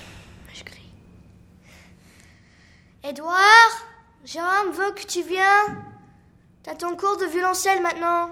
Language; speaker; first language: French; early bilingual, other home language; Spanish